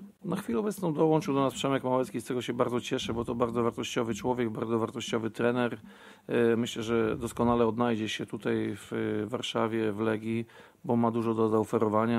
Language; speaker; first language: Polish; native; Polish